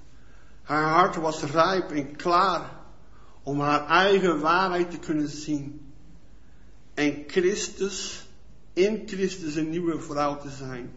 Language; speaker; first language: Dutch; non-native, fluent; Portuguese